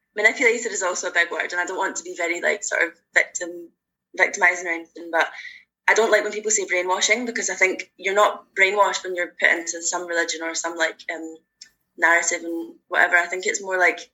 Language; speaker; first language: English; native; English